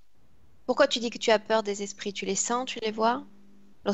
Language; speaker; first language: French; native; French